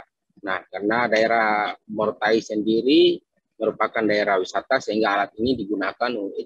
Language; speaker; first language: Indonesian; native; Indonesian